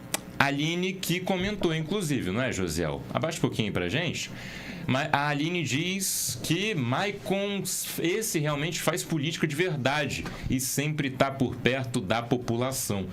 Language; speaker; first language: Portuguese; native; Portuguese